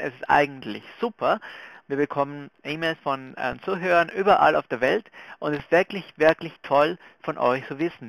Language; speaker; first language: German; non-native, fluent; Spanish